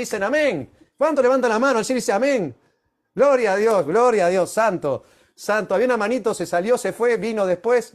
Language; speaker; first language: Spanish; native; Spanish